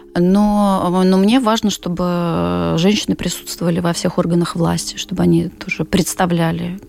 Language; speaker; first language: Russian; native; Russian